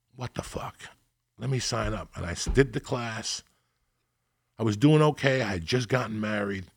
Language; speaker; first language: English; native; English